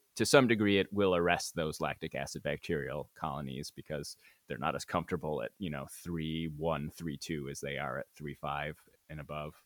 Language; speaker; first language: English; native; English